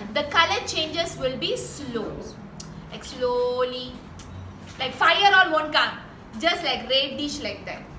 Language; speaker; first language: English; non-native, local second language; Tamil